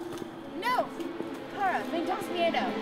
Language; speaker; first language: Spanish; non-native, learner; English